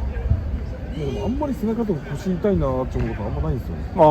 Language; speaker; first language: Japanese; native; Japanese